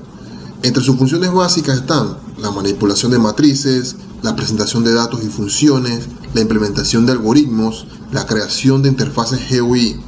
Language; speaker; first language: Spanish; native; Spanish